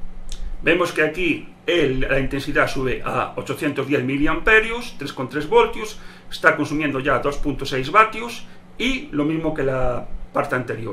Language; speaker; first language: Spanish; native; Spanish